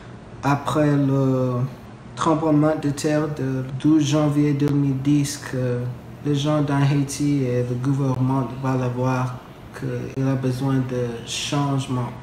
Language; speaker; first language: French; non-native, learner; English